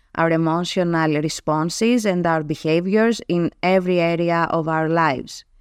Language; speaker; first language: English; non-native, fluent; Greek